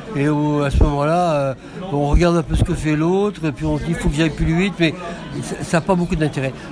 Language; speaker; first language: French; native; French